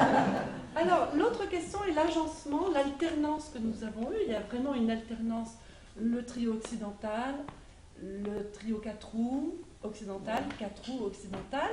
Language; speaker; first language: French; native; French